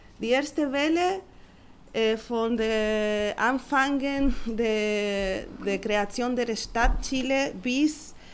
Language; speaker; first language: German; non-native, learner; Spanish